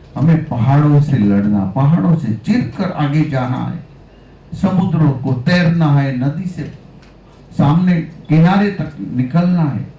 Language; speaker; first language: Hindi; non-native, local second language; Gujarati